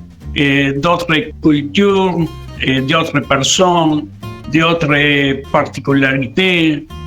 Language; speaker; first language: French; non-native, learner; Spanish